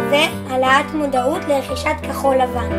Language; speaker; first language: Hebrew; native; Hebrew